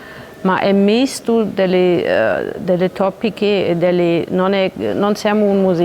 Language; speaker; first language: Italian; non-native, learner; German